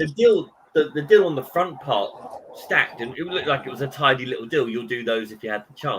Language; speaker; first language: English; native; English